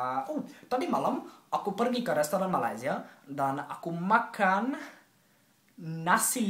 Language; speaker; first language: Indonesian; non-native, learner; English